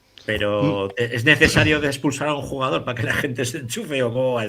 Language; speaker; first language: Spanish; native; Spanish